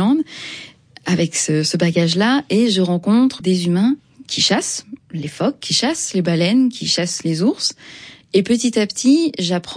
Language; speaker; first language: French; native; French